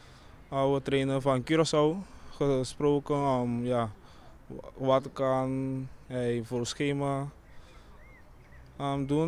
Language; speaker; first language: Dutch; non-native, local second language; Papiamento